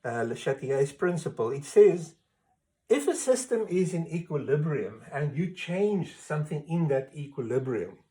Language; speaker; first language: English; non-native, local second language; Afrikaans